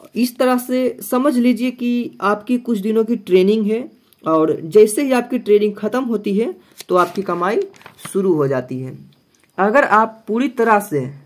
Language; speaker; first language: Hindi; native; Hindi